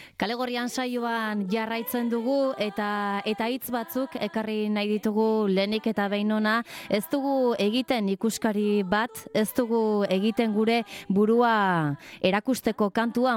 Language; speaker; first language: Basque; native; Basque